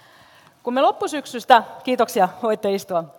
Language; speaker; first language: Finnish; native; Finnish